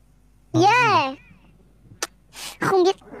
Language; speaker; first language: Vietnamese; non-native, learner; Indonesian